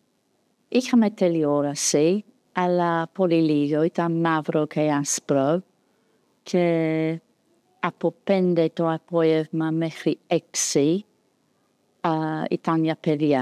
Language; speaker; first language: Greek; non-native, fluent; English